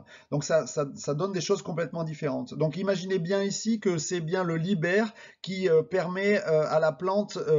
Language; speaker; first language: French; native; French